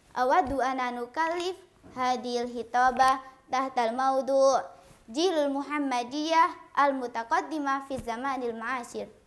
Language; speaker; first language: Arabic; non-native, learner; Indonesian